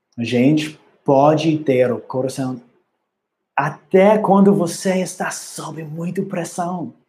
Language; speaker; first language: Portuguese; non-native, learner; English